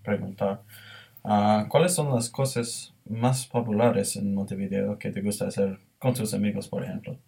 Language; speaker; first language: Spanish; non-native, learner; English